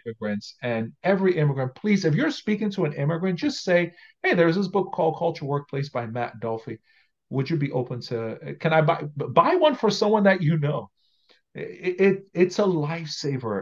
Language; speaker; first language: English; non-native, local second language; Yoruba